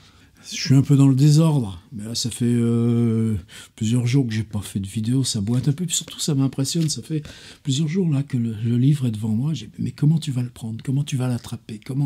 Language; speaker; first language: French; native; French